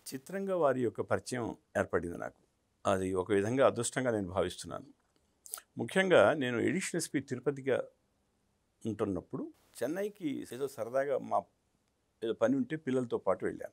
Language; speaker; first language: Telugu; native; Telugu